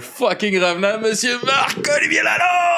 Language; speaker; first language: French; native; French